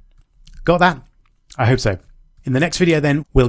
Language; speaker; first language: English; native; English